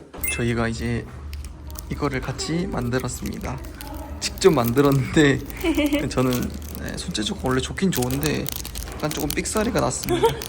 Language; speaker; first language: Korean; native; Korean